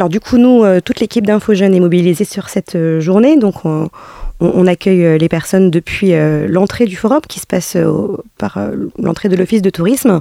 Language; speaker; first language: French; native; French